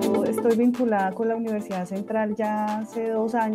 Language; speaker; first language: Spanish; native; Spanish